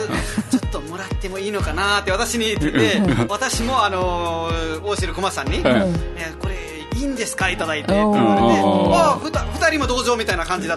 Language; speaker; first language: Japanese; non-native, fluent; Nepali